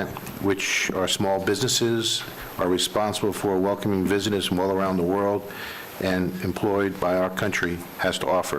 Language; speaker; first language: English; native; English